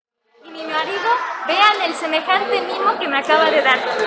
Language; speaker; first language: Spanish; native; Spanish